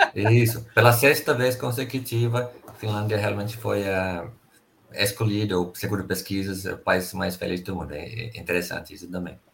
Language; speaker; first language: Portuguese; non-native, fluent; Finnish